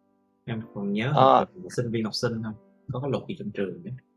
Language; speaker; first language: Vietnamese; native; Vietnamese